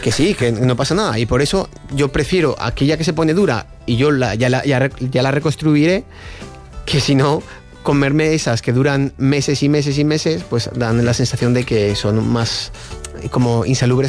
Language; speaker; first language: Spanish; native; Spanish